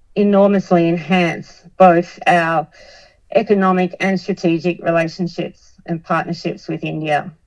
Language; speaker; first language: English; native; English